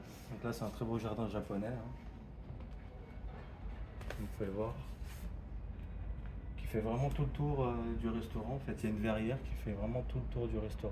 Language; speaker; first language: French; native; French